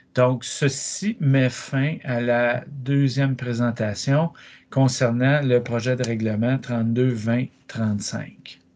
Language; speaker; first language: French; native; French